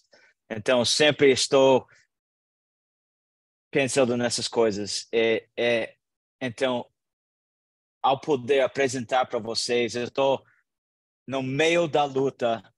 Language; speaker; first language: Portuguese; non-native, learner; English